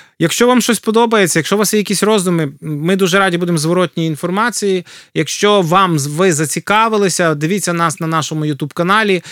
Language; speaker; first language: Ukrainian; native; Ukrainian